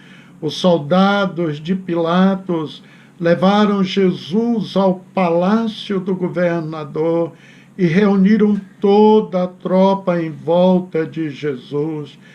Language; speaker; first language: Portuguese; native; Portuguese